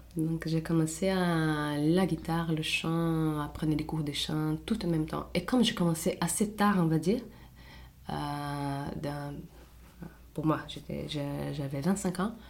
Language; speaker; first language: French; non-native, fluent; Portuguese